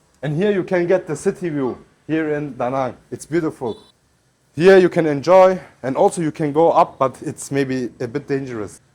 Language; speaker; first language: English; non-native, learner; Turkish